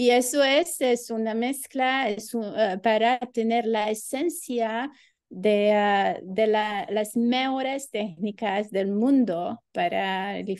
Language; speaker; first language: Spanish; non-native, learner; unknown